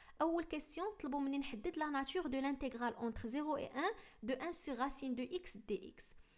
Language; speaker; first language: French; non-native, local second language; Arabic